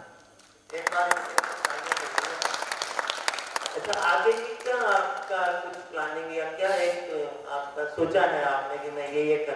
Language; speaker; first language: Hindi; native; Hindi